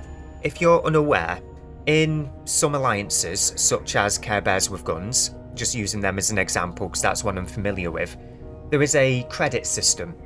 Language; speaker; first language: English; native; English